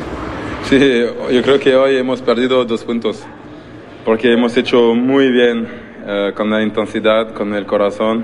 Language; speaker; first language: Spanish; non-native, learner; French